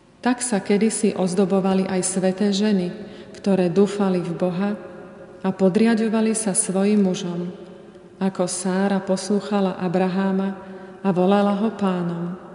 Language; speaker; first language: Slovak; native; Slovak